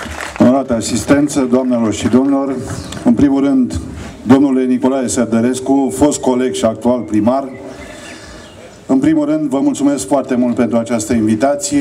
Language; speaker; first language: Romanian; native; Romanian